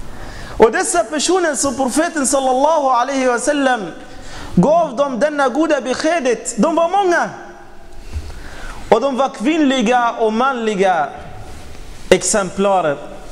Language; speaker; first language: Swedish; non-native, fluent; Arabic